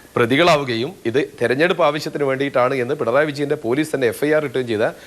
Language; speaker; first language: Malayalam; native; Malayalam